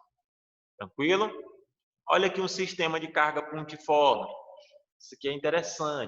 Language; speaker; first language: Portuguese; native; Portuguese